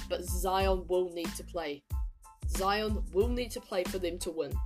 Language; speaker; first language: English; native; English